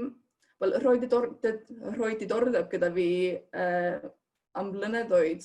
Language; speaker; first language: Welsh; non-native, fluent; Estonian